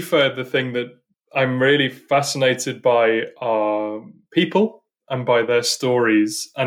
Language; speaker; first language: English; native; English